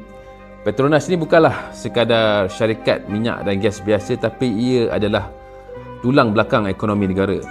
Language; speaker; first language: Malay; native; Malay